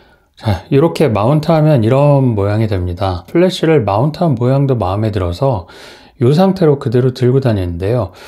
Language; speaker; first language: Korean; native; Korean